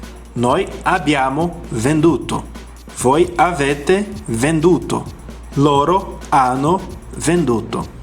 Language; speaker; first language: Italian; non-native, fluent; Portuguese